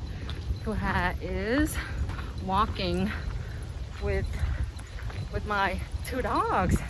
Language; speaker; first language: English; non-native, fluent; Vietnamese